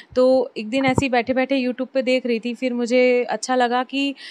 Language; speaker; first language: Hindi; native; Hindi